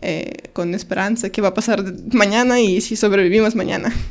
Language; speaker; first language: Spanish; non-native, learner; Ukrainian